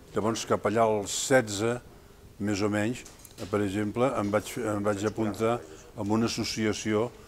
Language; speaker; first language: Catalan; native; Catalan